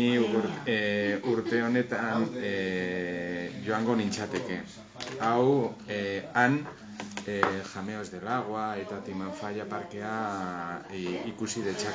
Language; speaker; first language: Basque; non-native, learner; Spanish